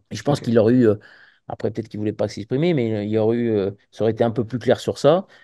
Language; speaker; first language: French; native; French